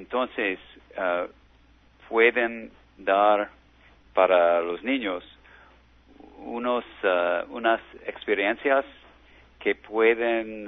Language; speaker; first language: Spanish; non-native, learner; English